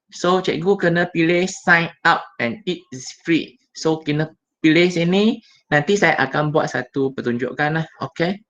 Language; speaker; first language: Malay; non-native, local second language; Chinese